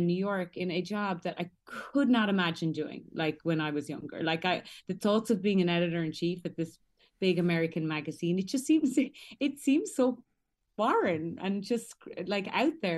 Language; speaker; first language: English; native; English